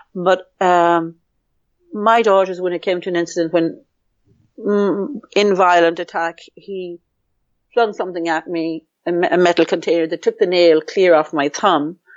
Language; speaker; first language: English; native; English